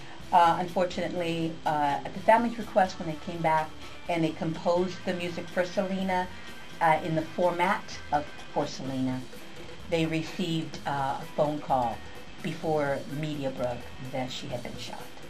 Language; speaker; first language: English; native; English